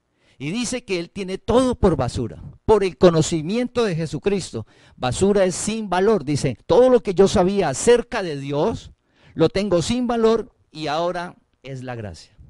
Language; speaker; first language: Spanish; native; Spanish